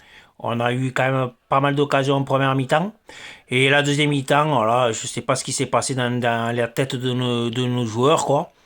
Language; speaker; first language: French; native; French